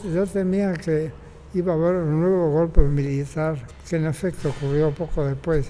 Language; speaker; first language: Spanish; native; Spanish